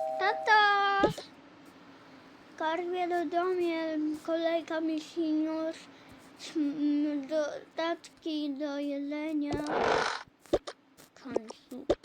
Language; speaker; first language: Polish; early bilingual, heritage; Polish